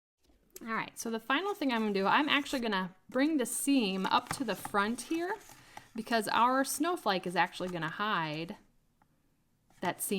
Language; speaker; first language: English; native; English